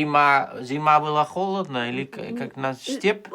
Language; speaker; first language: Russian; non-native, fluent; Dutch